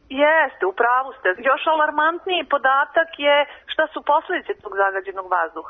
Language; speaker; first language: Serbian; native; Serbian